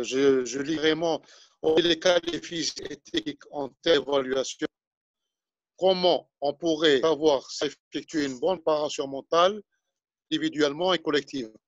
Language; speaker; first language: French; non-native, local second language; Arabic